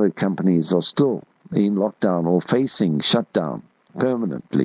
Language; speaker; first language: English; native; English